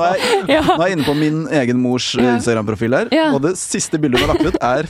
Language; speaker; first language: Norwegian; native; Norwegian